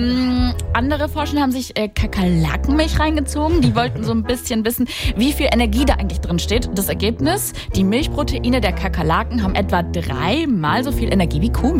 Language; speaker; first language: German; native; German